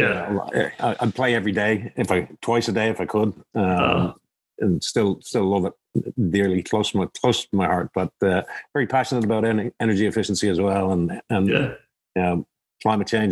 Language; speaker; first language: English; native; English